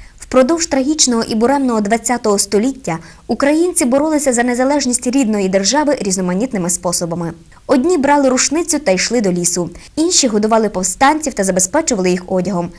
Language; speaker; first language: Ukrainian; native; Ukrainian